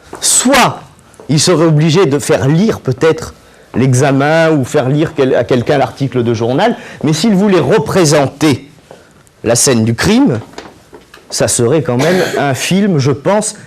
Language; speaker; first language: French; native; French